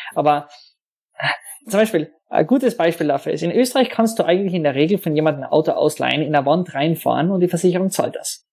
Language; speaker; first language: German; native; German